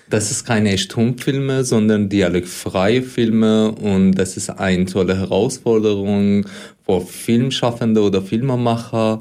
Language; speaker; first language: German; non-native, fluent; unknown